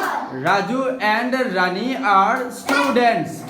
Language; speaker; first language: English; non-native, fluent; Bangla